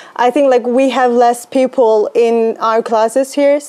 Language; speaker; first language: English; non-native, fluent; Turkish